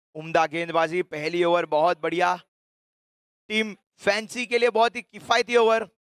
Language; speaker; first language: Hindi; non-native, local second language; Gujarati